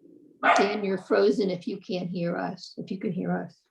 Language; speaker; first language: English; native; English